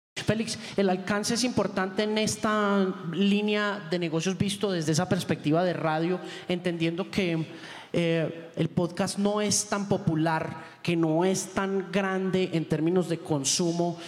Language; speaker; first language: Spanish; native; Spanish